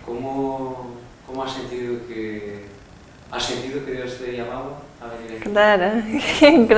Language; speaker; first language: Spanish; non-native, fluent; Portuguese